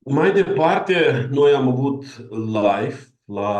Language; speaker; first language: Romanian; non-native, learner; Ukrainian